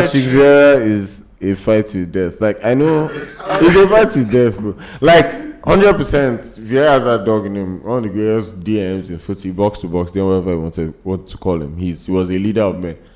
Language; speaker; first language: English; non-native, local second language; Yoruba